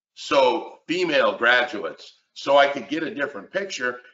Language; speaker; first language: English; native; English